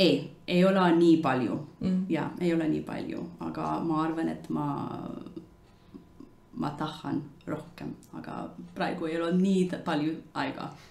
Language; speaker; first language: Estonian; non-native, learner; English